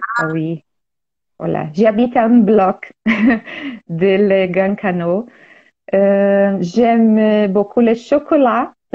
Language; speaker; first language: French; non-native, learner; Portuguese